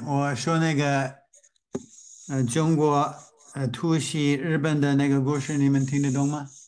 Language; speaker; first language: Chinese; non-native, fluent; English